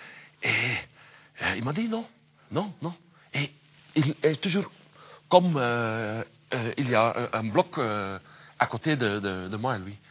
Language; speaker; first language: French; non-native, learner; Dutch